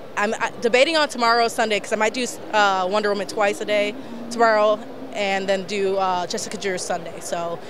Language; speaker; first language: English; native; English